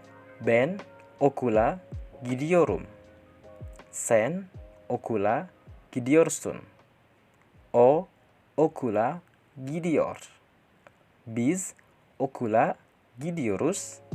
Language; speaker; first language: Turkish; non-native, fluent; Indonesian